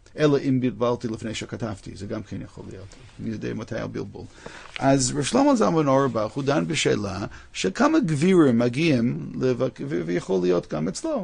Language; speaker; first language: Hebrew; non-native, fluent; English